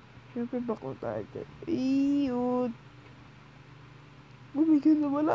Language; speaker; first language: Filipino; native; Filipino